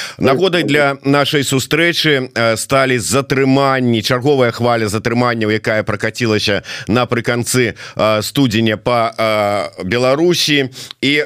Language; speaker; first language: Belarusian; native; Belarusian